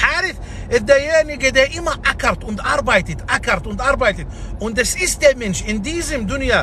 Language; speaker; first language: German; non-native, fluent; Arabic